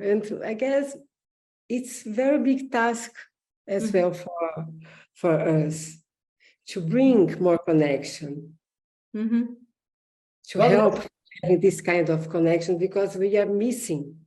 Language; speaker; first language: English; non-native, learner; Portuguese